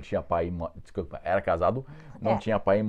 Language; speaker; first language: Portuguese; non-native, fluent; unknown